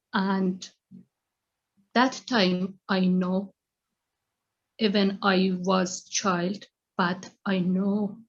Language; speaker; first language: English; non-native, learner; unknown